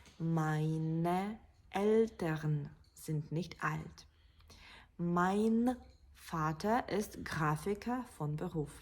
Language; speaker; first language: German; non-native, fluent; Ukrainian